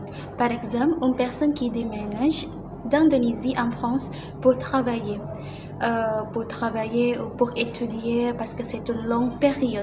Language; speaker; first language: French; non-native, learner; Indonesian